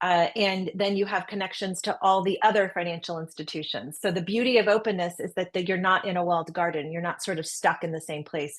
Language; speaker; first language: English; native; English